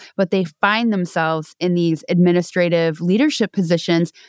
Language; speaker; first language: English; native; English